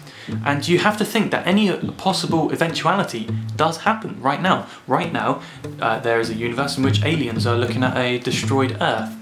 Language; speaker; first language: English; native; English